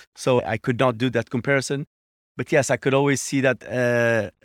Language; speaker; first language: English; non-native, fluent; Portuguese